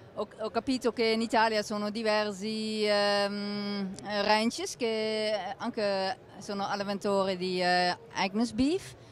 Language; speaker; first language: Italian; non-native, fluent; Dutch